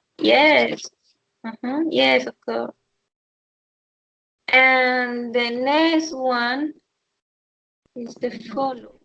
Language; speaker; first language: English; non-native, learner; Spanish